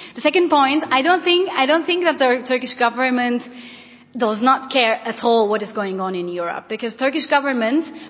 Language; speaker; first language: English; non-native, fluent; Turkish